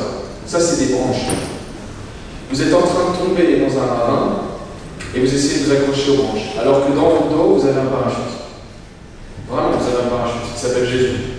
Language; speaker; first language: French; native; French